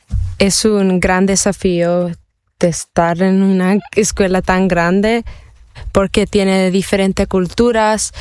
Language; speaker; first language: Spanish; early bilingual, heritage; Spanish